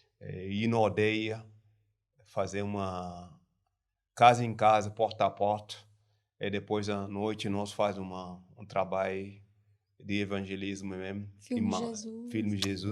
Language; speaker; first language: Portuguese; non-native, learner; French